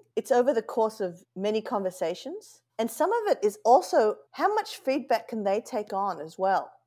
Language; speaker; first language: English; native; English